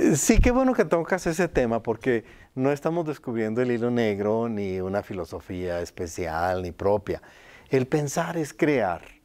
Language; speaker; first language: Spanish; native; Spanish